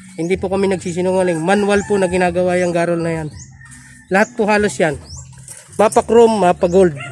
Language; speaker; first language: Filipino; native; Filipino